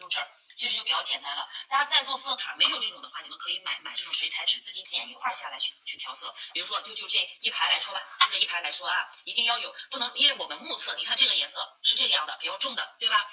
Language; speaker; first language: Chinese; native; Chinese